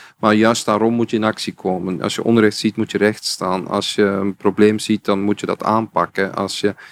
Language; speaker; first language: Dutch; native; Dutch